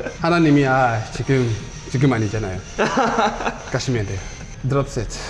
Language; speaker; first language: Korean; non-native, learner; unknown